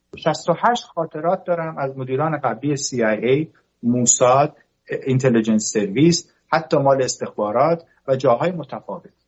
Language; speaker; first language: Persian; native; Persian